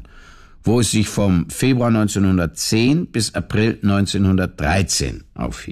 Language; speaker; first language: German; native; German